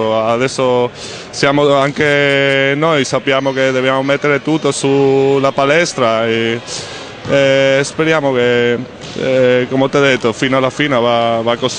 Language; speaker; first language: Italian; non-native, learner; Spanish